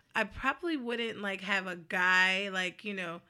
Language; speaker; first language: English; native; English